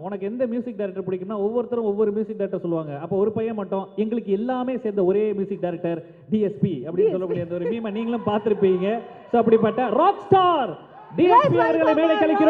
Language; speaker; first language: Tamil; native; Tamil